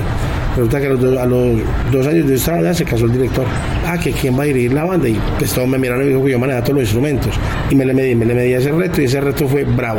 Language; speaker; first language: Spanish; native; Spanish